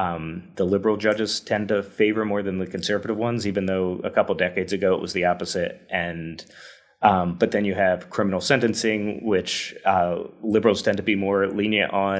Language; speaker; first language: English; native; English